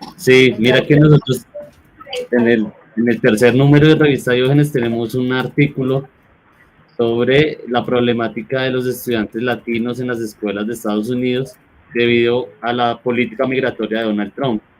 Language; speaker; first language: Spanish; native; Spanish